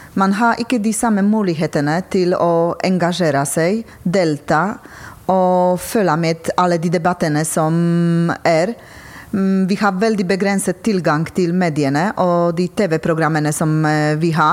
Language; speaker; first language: Norwegian; non-native, fluent; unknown